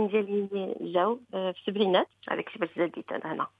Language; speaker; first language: Arabic; early bilingual, heritage; Arabic